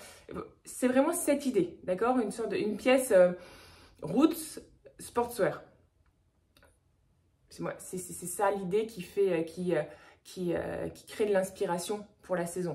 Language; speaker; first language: French; native; French